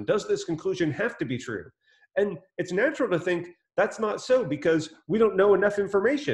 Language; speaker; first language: English; native; English